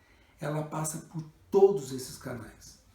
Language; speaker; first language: Portuguese; native; Portuguese